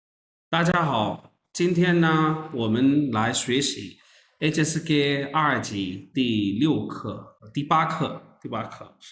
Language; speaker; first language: Chinese; non-native, fluent; Urdu